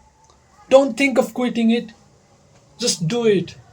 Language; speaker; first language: English; non-native, local second language; Nepali